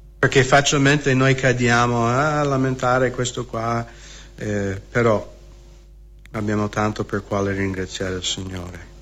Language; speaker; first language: Italian; non-native, fluent; English